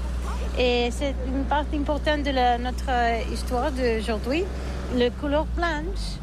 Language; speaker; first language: French; non-native, learner; Catalan